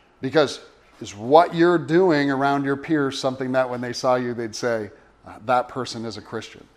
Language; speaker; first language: English; native; English